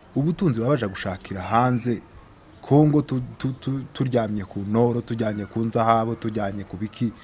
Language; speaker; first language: Kinyarwanda; native; Kinyarwanda